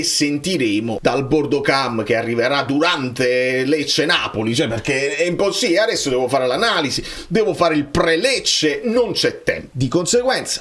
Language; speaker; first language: Italian; native; Italian